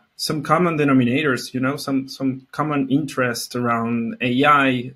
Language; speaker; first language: English; non-native, fluent; Spanish